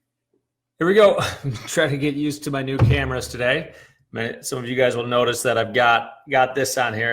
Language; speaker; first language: English; native; English